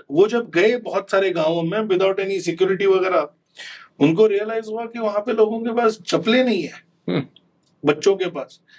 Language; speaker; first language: Hindi; non-native, local second language; Konkani